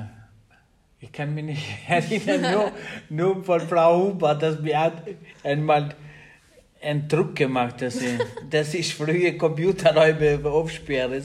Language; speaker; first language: German; non-native, learner; Albanian